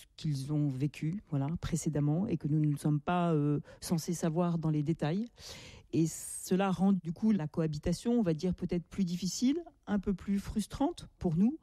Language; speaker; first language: French; native; French